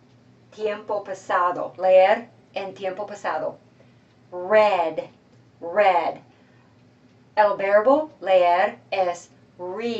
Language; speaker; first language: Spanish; non-native, fluent; English